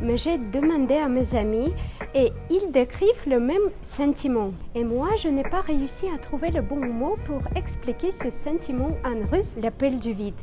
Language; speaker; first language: French; non-native, fluent; Russian